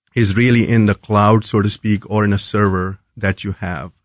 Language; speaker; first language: English; non-native, local second language; Hindi